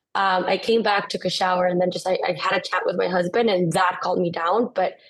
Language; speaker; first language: English; non-native, fluent; Spanish